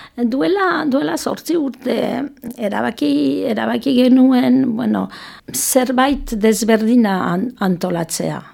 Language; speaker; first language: Basque; non-native, local second language; French